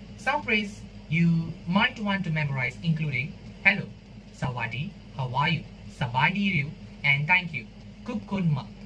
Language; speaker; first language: English; non-native, local second language; Tamil